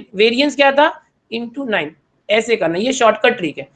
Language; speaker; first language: Hindi; non-native, local second language; Marathi